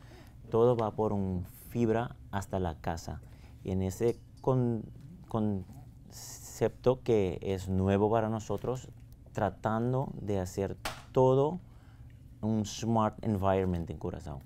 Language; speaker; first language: Spanish; non-native, fluent; Papiamento